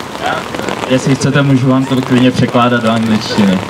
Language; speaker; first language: Czech; early bilingual, other home language; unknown